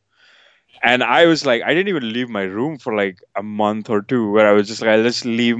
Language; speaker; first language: English; non-native, local second language; Hindi